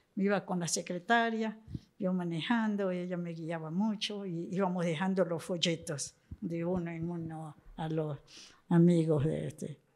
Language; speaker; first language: Spanish; native; Spanish